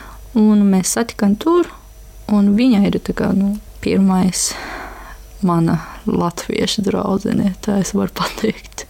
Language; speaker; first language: Latvian; non-native, learner; Japanese